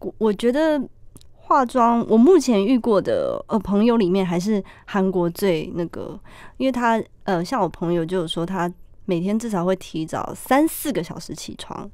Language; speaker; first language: Chinese; native; Chinese